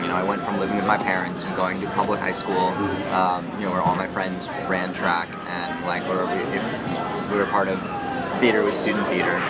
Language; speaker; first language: English; early bilingual, other home language; Hebrew